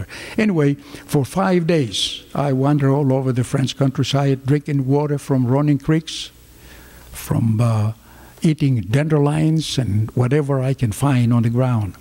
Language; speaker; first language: English; non-native, fluent; Greek